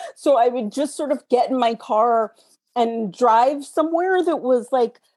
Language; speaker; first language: English; native; English